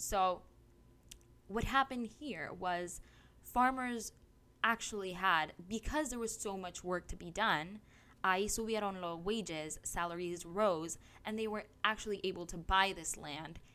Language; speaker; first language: English; non-native, local second language; Spanish